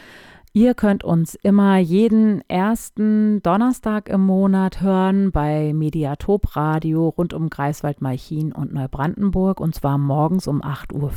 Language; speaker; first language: German; native; German